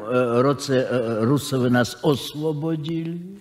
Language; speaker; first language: Czech; non-native, fluent; Russian